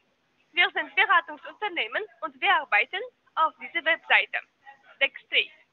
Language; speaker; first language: German; non-native, learner; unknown